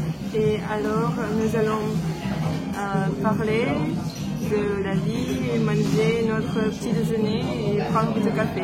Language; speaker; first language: French; non-native, learner; Russian